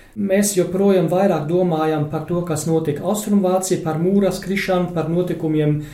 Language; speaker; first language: Latvian; non-native, fluent; German